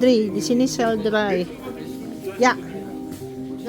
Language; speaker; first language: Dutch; non-native, learner; Indonesian